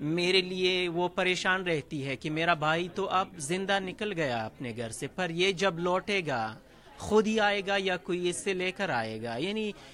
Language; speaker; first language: Urdu; non-native, fluent; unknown